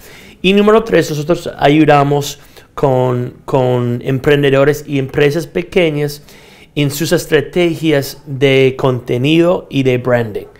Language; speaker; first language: Spanish; non-native, fluent; English